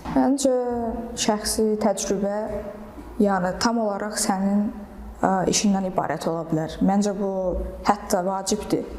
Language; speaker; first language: Azerbaijani; early bilingual, heritage; Azerbaijani